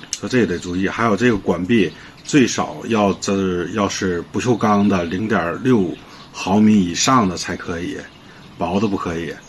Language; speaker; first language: Chinese; native; Chinese